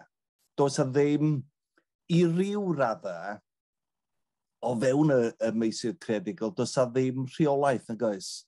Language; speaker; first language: Welsh; native; Welsh